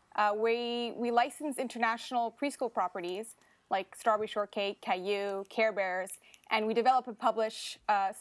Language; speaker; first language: English; native; English